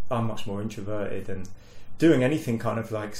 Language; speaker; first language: English; native; English